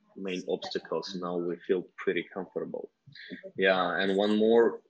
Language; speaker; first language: English; non-native, fluent; Russian